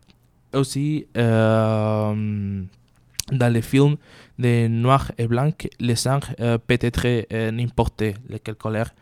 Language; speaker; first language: French; non-native, learner; Spanish